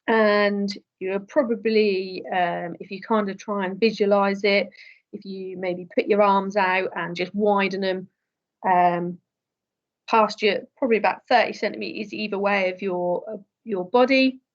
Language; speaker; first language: English; native; English